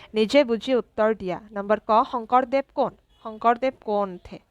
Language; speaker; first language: Hindi; non-native, local second language; Assamese